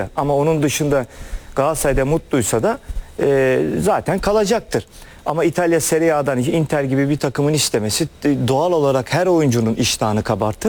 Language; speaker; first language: Turkish; native; Turkish